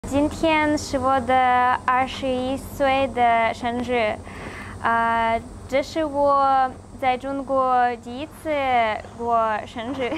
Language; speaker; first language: Chinese; non-native, learner; Russian